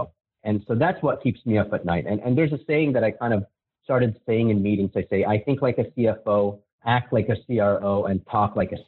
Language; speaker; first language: English; non-native, local second language; Filipino